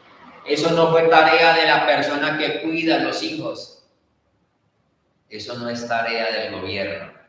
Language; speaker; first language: Spanish; native; Spanish